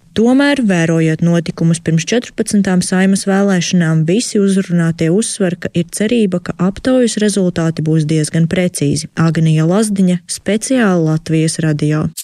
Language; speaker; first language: Latvian; native; Latvian